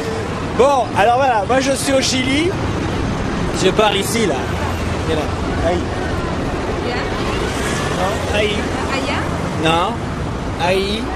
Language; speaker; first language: French; native; French